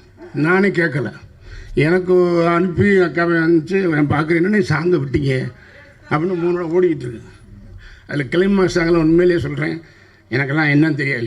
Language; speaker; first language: Tamil; native; Tamil